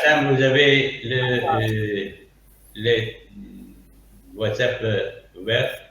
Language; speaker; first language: French; non-native, learner; Italian